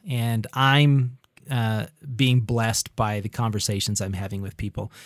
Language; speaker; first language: English; native; English